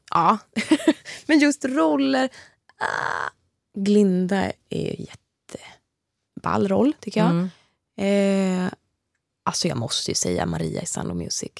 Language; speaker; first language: Swedish; native; Swedish